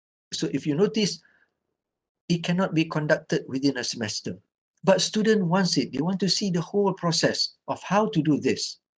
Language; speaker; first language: English; non-native, local second language; Malay